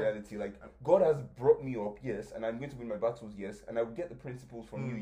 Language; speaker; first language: English; non-native, local second language; Yoruba